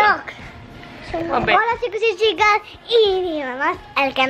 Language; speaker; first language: Spanish; early bilingual, heritage; English